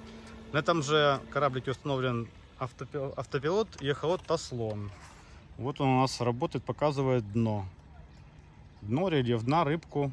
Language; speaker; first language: Russian; native; Russian